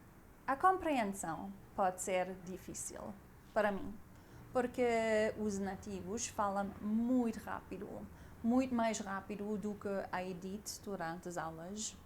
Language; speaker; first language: Portuguese; non-native, learner; German